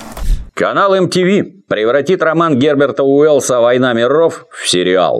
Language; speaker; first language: Russian; native; Russian